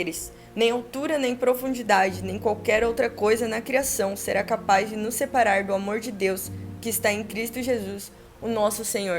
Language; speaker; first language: Portuguese; native; Portuguese